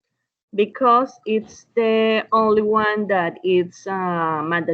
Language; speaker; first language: English; non-native, learner; Spanish